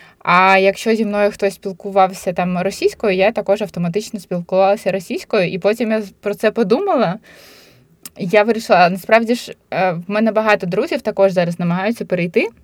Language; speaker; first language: Ukrainian; non-native, local second language; Russian